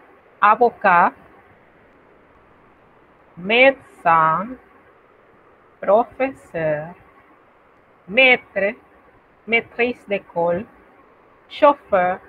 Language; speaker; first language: French; non-native, fluent; Spanish